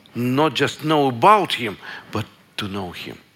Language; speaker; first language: English; non-native, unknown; Russian